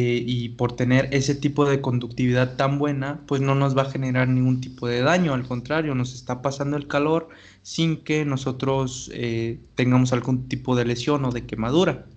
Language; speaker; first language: Spanish; native; Spanish